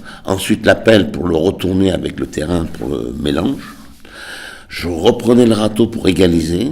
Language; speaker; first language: French; native; French